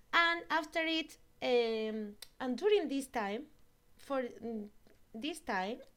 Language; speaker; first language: English; non-native, learner; Spanish